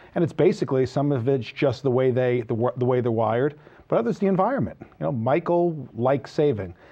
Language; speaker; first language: English; native; English